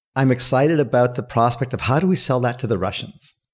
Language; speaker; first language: English; native; English